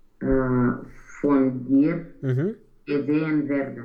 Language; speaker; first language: German; non-native, learner; Romanian